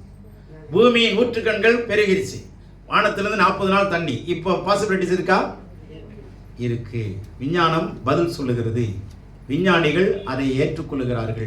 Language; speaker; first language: Tamil; native; Tamil